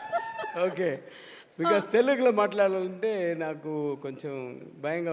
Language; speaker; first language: Telugu; non-native, learner; Tamil